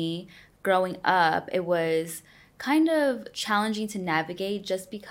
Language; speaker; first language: English; early bilingual, other home language; Spanish